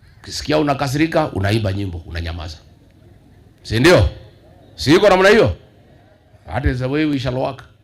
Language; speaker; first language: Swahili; non-native, local second language; Kikuyu